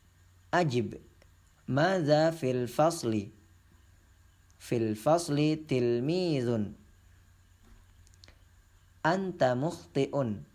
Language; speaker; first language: Arabic; non-native, fluent; Indonesian